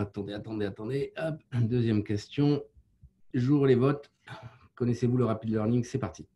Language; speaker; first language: French; native; French